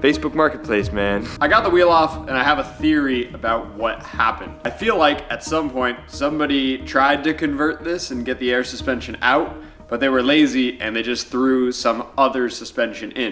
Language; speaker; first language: English; native; English